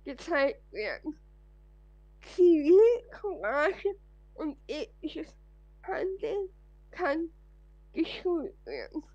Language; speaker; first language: German; non-native, fluent; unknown